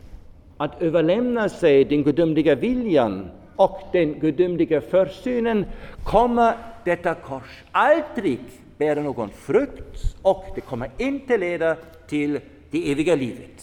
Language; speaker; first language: Swedish; non-native, fluent; German